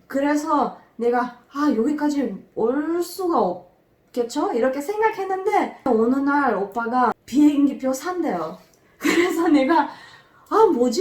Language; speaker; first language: Korean; non-native, fluent; Macedonian